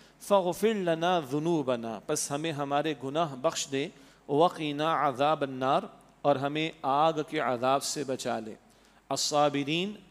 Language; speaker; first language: Urdu; native; Urdu